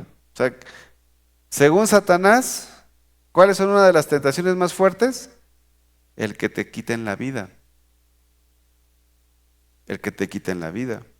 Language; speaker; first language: Spanish; native; Spanish